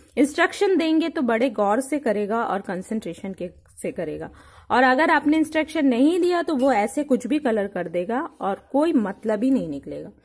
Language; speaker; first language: Hindi; native; Hindi